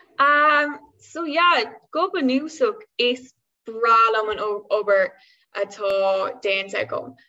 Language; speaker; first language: Irish; non-native, local second language; English